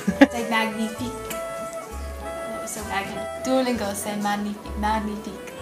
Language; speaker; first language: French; non-native, learner; English